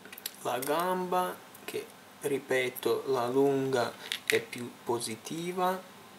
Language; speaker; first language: Italian; non-native, fluent; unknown